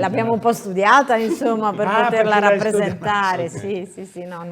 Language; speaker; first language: Italian; native; Italian